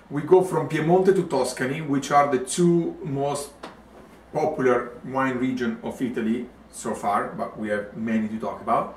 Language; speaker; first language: English; non-native, fluent; Italian